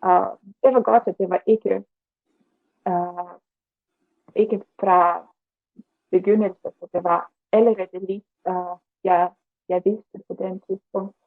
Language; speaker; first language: Danish; non-native, learner; Russian